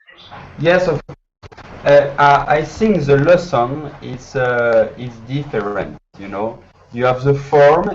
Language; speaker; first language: English; non-native, learner; French